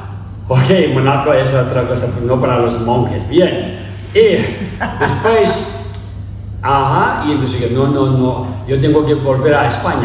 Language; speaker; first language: Spanish; non-native, learner; Tibetan